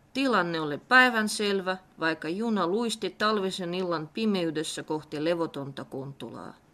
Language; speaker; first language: Finnish; non-native, fluent; Russian